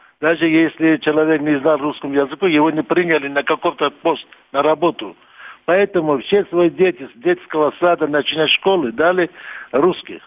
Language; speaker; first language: Russian; non-native, local second language; Kurdish